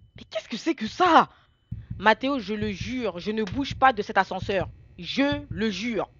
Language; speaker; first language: French; native; French